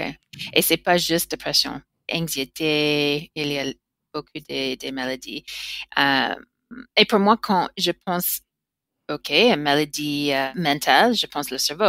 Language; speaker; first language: French; non-native, learner; English